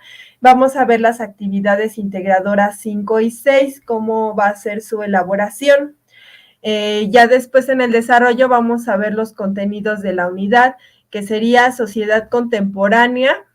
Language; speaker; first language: Spanish; native; Spanish